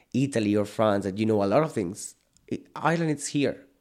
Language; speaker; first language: English; non-native, fluent; Spanish